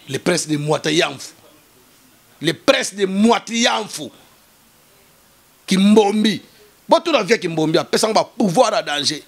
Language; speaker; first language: French; non-native, local second language; Lingala